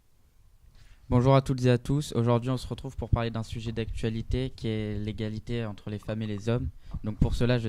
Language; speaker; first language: French; native; French